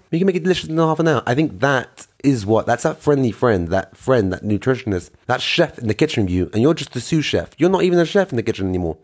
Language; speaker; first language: English; native; English